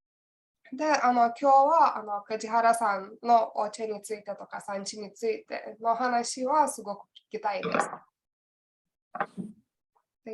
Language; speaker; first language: Japanese; non-native, learner; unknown